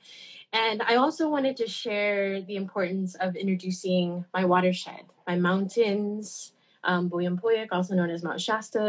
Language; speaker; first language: English; native; English